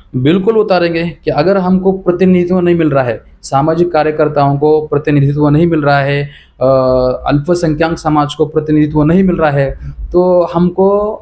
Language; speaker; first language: Hindi; non-native, local second language; Marathi